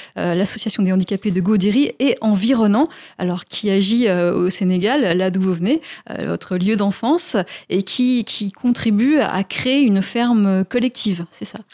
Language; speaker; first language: French; native; French